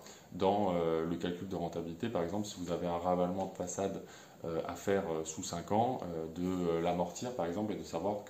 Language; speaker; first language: French; native; French